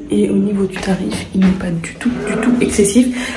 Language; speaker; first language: French; early bilingual, other home language; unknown